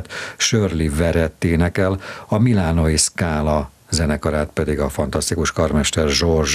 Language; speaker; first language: Hungarian; native; Hungarian